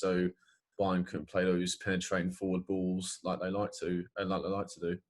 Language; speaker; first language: English; native; English